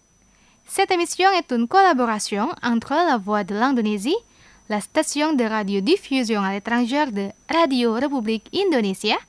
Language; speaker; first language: French; non-native, fluent; Indonesian